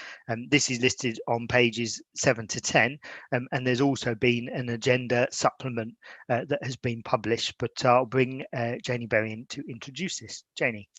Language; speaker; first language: English; native; English